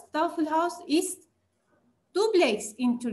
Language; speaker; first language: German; non-native, learner; Turkish